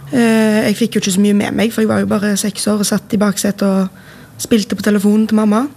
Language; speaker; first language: Norwegian; native; Norwegian